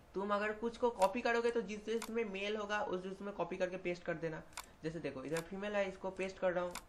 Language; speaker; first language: Hindi; non-native, local second language; Bangla